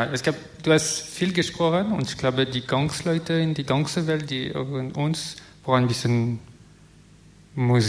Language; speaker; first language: German; non-native, learner; French